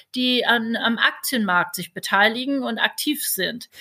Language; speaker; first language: German; native; German